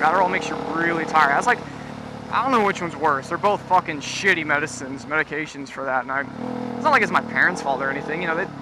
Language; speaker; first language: English; native; English